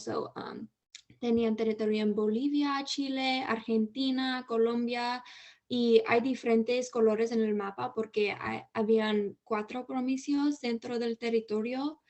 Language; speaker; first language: Spanish; early bilingual, heritage; Spanish